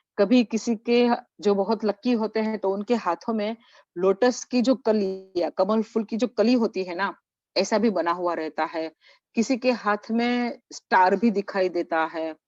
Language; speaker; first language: Hindi; non-native, local second language; Gujarati